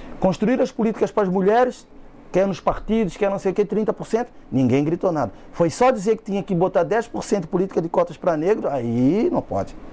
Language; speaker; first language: Portuguese; native; Portuguese